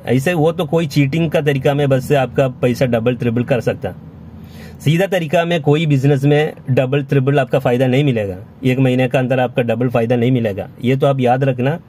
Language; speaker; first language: Hindi; non-native, local second language; Malayalam